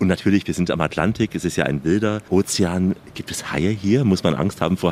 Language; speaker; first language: German; native; German